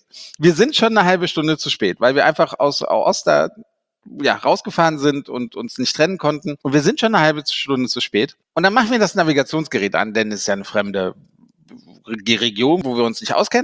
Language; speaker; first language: German; native; German